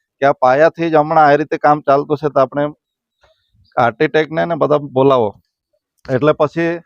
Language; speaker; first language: Gujarati; native; Gujarati